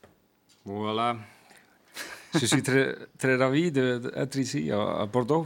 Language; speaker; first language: French; non-native, fluent; Icelandic